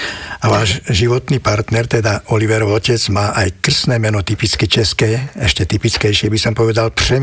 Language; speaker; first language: Slovak; native; Slovak